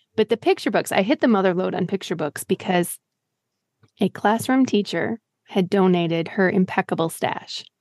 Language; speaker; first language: English; native; English